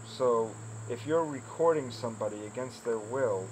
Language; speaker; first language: English; native; English